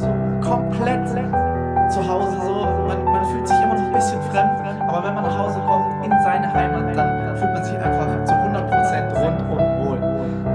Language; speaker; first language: German; native; German